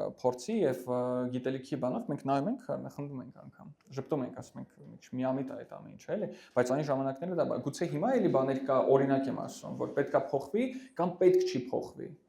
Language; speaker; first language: Armenian; early bilingual, heritage; Armenian